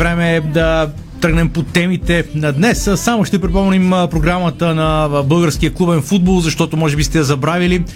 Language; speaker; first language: Bulgarian; native; Bulgarian